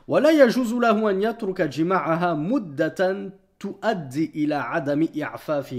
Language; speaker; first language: Arabic; non-native, fluent; French